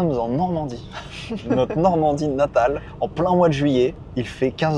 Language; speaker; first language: French; native; French